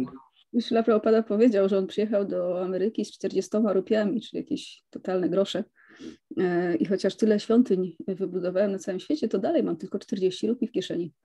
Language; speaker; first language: Polish; native; Polish